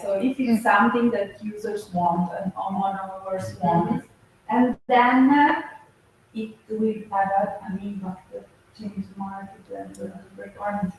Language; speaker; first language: English; non-native, fluent; Italian